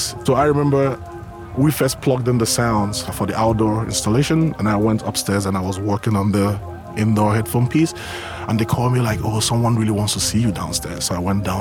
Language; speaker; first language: English; non-native, local second language; Igbo